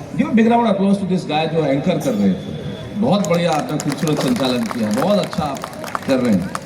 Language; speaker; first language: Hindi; native; Hindi